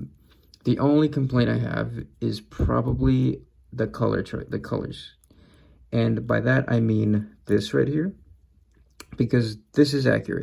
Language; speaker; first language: English; native; English